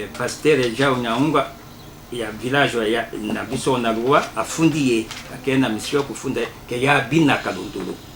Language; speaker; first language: Lingala; non-native, local second language; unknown